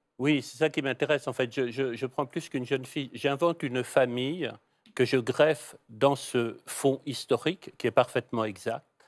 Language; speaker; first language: French; native; French